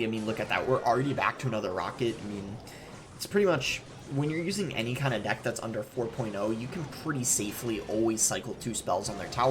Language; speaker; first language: English; native; English